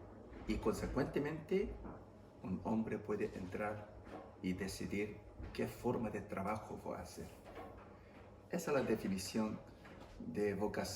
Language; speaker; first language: Spanish; non-native, fluent; English